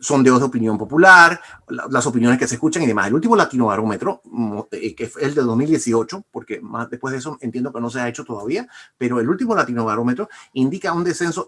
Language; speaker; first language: Spanish; native; Spanish